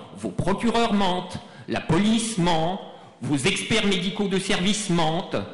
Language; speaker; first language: French; native; French